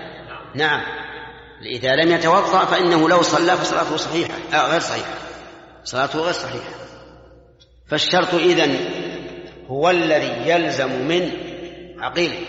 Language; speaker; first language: Arabic; native; Arabic